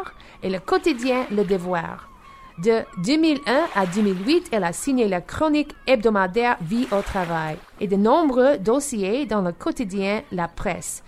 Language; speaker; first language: French; non-native, local second language; English